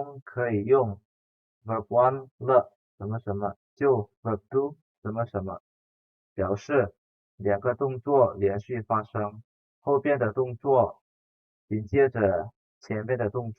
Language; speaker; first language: Chinese; non-native, fluent; Indonesian